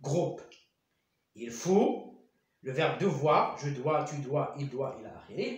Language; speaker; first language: French; non-native, local second language; Arabic